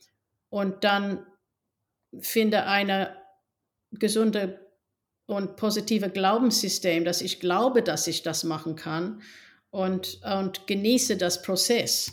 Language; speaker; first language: German; non-native, fluent; English